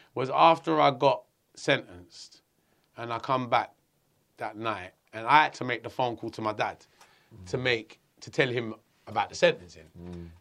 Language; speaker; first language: English; native; English